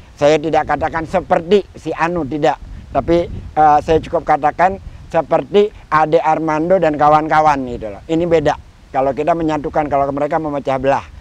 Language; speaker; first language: Indonesian; native; Indonesian